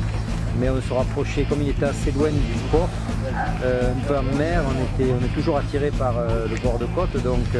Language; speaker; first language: French; native; French